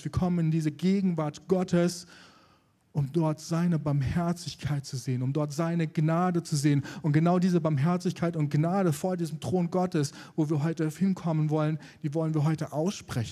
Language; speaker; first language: German; native; German